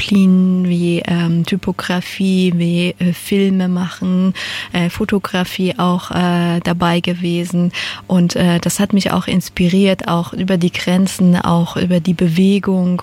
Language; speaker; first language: German; non-native, fluent; Persian